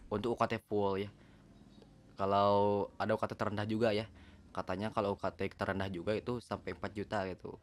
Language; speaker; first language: Indonesian; non-native, local second language; Sundanese